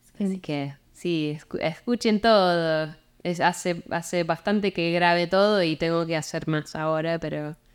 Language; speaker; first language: Spanish; non-native, fluent; English